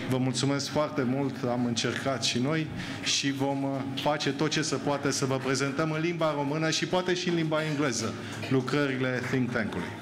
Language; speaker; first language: Romanian; native; Romanian